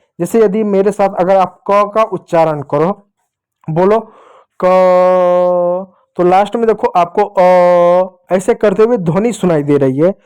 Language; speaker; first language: Hindi; native; Hindi